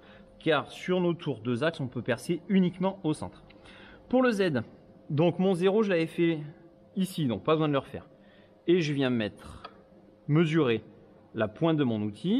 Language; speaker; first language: French; native; French